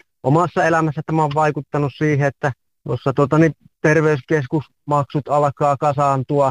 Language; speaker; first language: Finnish; native; Finnish